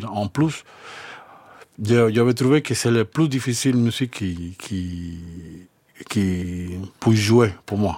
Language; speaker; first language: French; non-native, fluent; Spanish